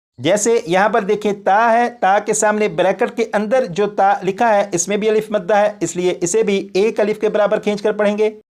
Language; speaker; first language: Urdu; native; Urdu